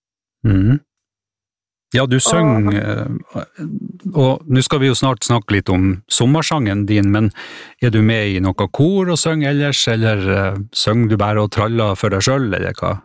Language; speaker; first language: Norwegian; native; Norwegian